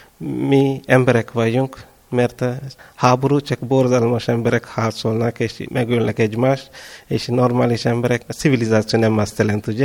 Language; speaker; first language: Hungarian; non-native, fluent; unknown